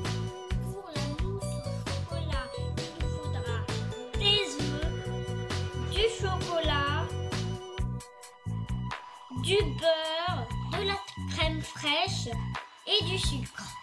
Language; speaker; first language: French; non-native, fluent; Romanian